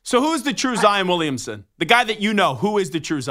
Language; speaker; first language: English; native; English